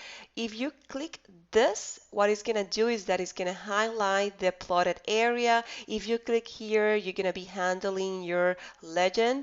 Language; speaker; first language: English; non-native, fluent; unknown